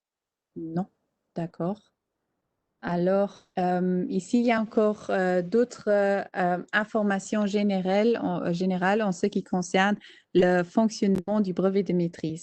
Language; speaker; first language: French; non-native, local second language; Luxembourgish